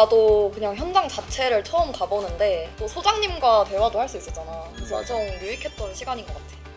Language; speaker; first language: Korean; native; Korean